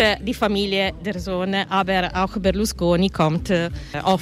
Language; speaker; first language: German; non-native, learner; Italian